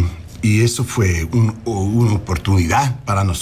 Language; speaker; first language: Spanish; non-native, learner; English